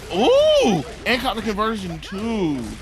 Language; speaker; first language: English; native; English